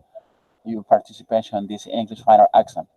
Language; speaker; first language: English; non-native, learner; Spanish